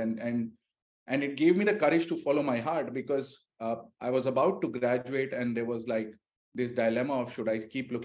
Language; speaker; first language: English; non-native, local second language; Hindi